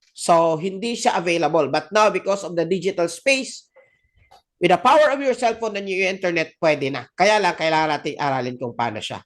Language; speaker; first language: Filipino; non-native, local second language; Cebuano